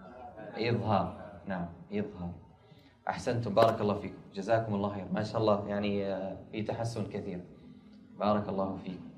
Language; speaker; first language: Arabic; native; Arabic